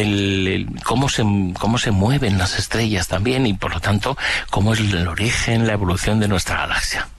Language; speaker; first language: Spanish; native; Spanish